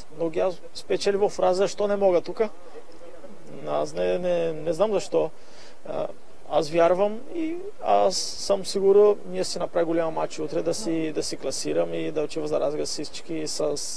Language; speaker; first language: Bulgarian; non-native, learner; Portuguese